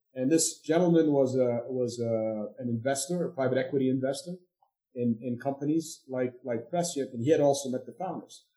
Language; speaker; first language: English; non-native, fluent; Arabic